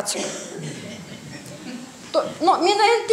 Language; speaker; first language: Finnish; non-native, learner; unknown